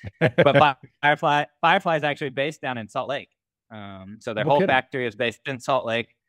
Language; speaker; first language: English; native; English